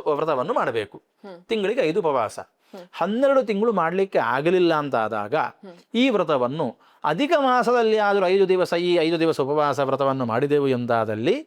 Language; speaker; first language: Kannada; native; Kannada